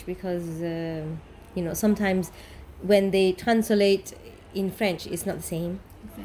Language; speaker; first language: English; native; English